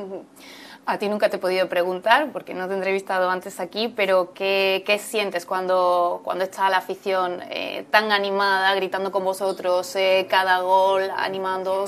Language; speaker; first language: Spanish; native; Spanish